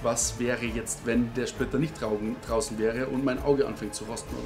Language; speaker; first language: German; native; German